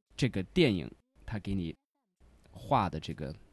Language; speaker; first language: Chinese; non-native, fluent; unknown